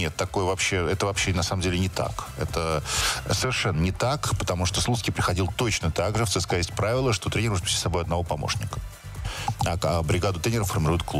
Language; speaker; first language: Russian; native; Russian